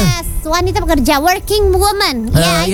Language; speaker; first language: English; non-native, learner; Indonesian